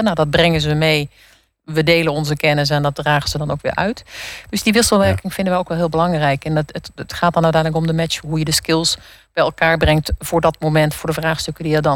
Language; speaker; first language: Dutch; native; Dutch